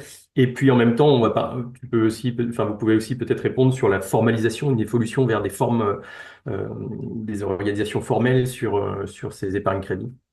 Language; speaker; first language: French; native; French